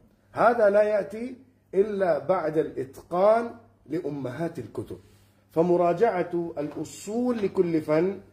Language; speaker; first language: Arabic; non-native, fluent; Urdu